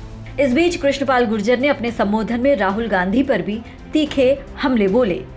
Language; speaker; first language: Hindi; native; Hindi